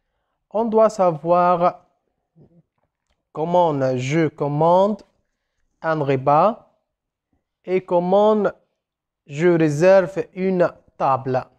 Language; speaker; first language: French; non-native, fluent; Arabic